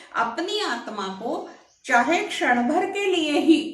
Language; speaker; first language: Hindi; non-native, local second language; Marathi